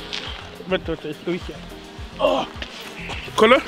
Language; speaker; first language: Swedish; non-native, fluent; Arabic